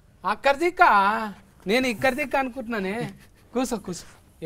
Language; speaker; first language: Telugu; native; Telugu